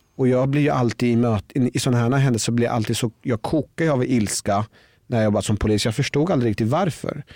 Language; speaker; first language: Swedish; early bilingual, other home language; Persian